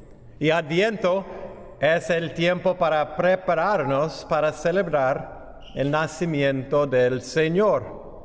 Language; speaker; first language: Spanish; non-native, fluent; English